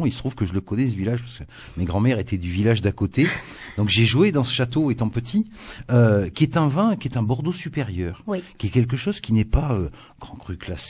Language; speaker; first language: French; native; French